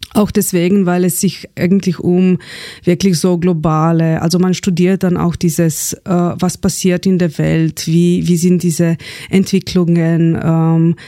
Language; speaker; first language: German; non-native, fluent; Slovenian